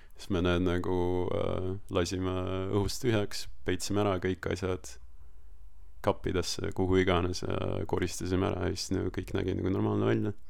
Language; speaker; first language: Estonian; early bilingual, other home language; Russian